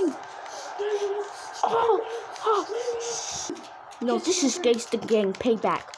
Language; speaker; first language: English; native; English